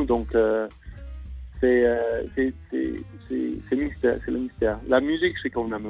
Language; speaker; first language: French; non-native, fluent; English